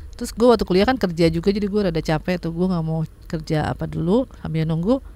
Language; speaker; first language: Indonesian; native; Indonesian